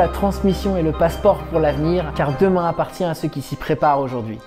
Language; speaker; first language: French; native; French